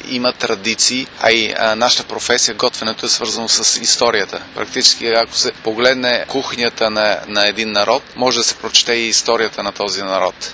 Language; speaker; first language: Bulgarian; non-native, fluent; German